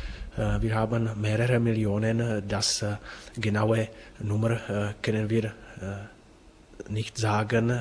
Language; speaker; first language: German; non-native, learner; Czech